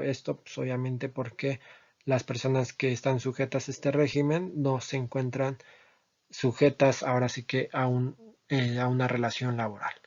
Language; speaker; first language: Spanish; native; Spanish